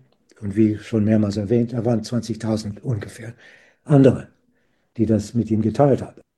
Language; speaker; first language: German; non-native, fluent; English